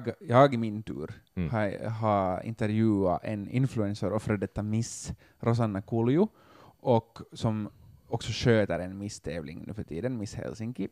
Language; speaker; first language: Swedish; native; Swedish